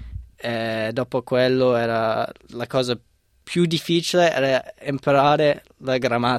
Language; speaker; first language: Italian; non-native, fluent; English